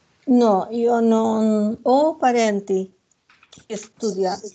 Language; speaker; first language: Italian; non-native, learner; Spanish